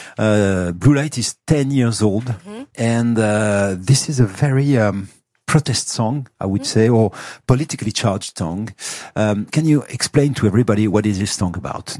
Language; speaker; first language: English; non-native, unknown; French